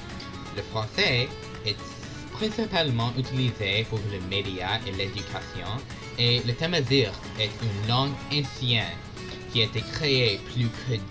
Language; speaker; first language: French; non-native, learner; English